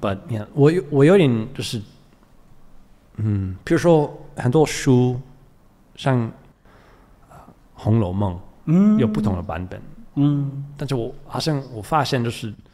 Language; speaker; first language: Chinese; non-native, fluent; English